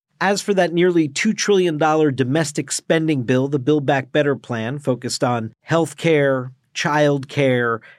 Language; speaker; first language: English; native; English